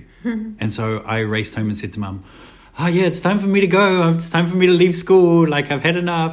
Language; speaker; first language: English; native; English